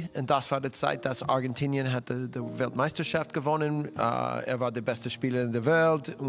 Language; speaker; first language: German; non-native, learner; English